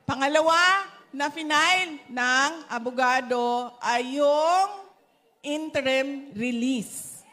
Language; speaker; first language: Filipino; non-native, local second language; Cebuano